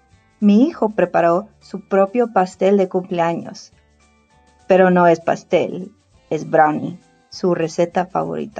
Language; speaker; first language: Spanish; non-native, fluent; English